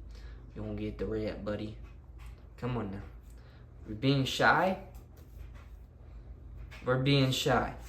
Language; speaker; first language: English; native; English